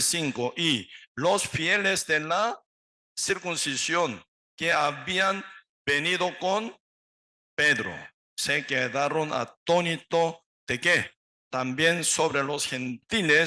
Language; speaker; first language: Spanish; non-native, learner; Korean